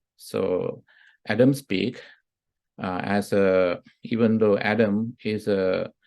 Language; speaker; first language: English; non-native, local second language; Sinhala